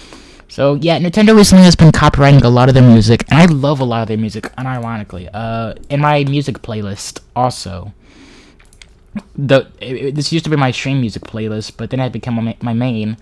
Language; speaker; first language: English; native; English